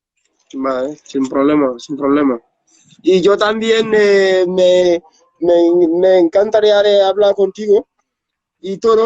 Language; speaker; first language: Spanish; non-native, learner; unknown